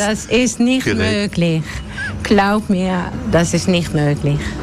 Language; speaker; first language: German; non-native, learner; Dutch